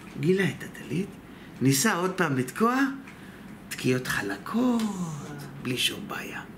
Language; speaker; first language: Hebrew; native; Hebrew